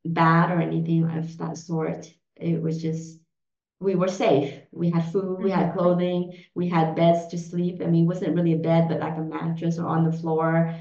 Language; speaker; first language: English; early bilingual, other home language; Vietnamese